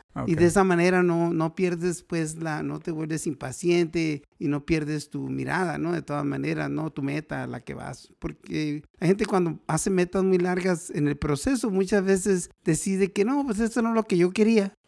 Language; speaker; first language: Spanish; native; Spanish